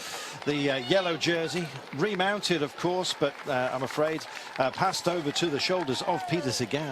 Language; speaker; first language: English; native; English